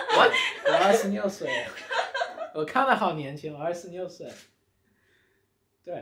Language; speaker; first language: Chinese; early bilingual, heritage; Chinese